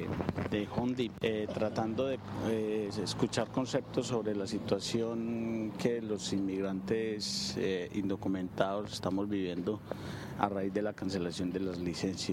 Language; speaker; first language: Spanish; native; Spanish